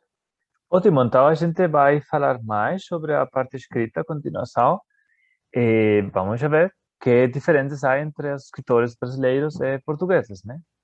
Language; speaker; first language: Portuguese; non-native, fluent; Spanish